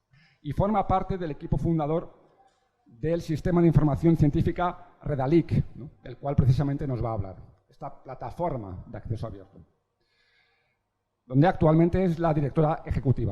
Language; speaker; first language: Spanish; native; Spanish